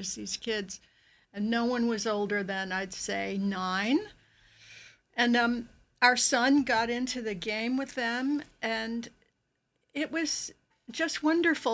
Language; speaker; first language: English; native; English